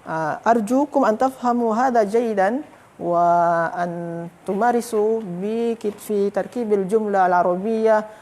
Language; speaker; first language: Arabic; non-native, fluent; Malay